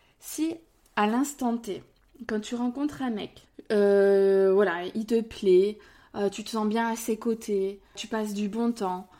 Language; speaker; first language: French; native; French